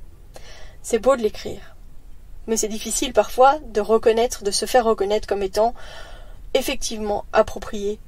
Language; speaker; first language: French; native; French